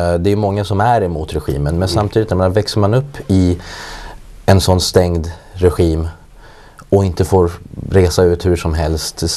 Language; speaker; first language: Swedish; early bilingual, other home language; Persian